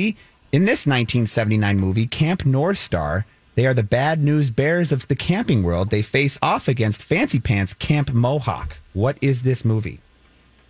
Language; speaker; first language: English; native; English